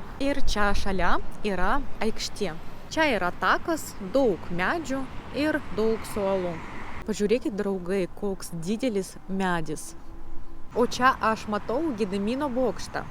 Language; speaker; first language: Lithuanian; non-native, learner; Russian